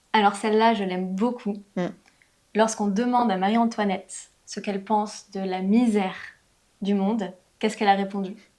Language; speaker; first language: French; native; French